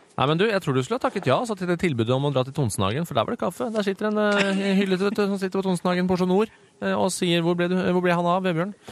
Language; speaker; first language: Norwegian; native; Norwegian